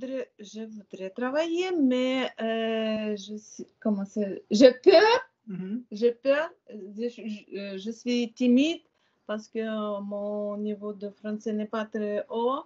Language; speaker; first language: French; non-native, learner; Ukrainian